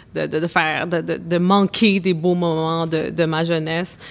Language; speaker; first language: French; native; French